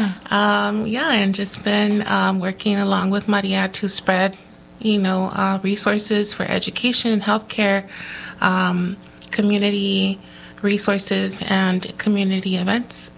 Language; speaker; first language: English; early bilingual, other home language; Spanish